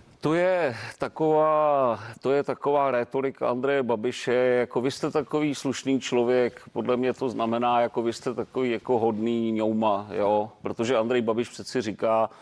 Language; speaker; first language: Czech; native; Czech